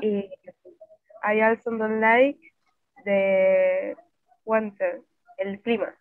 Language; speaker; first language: English; non-native, learner; Spanish